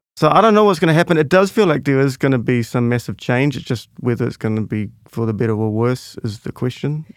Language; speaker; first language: English; native; English